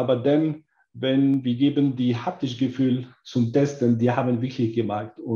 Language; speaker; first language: German; non-native, learner; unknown